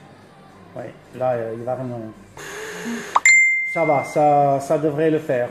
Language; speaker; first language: French; early bilingual, other home language; Italian